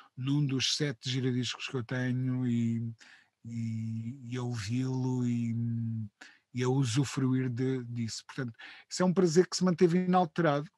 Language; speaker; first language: Portuguese; native; Portuguese